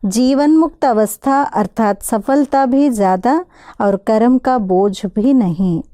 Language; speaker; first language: Hindi; non-native, local second language; Telugu